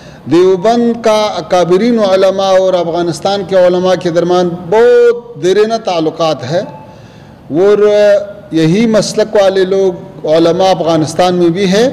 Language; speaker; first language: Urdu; non-native, fluent; Pashto